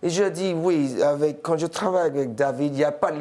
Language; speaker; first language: French; non-native, fluent; English